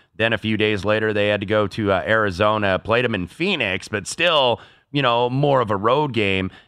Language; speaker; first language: English; native; English